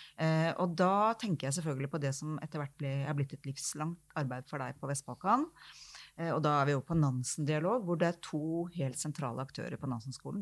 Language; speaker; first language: Norwegian; native; Norwegian